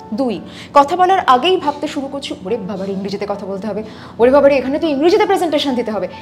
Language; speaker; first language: Bangla; native; Bangla